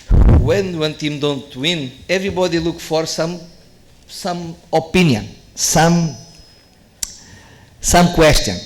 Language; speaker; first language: English; non-native, learner; Portuguese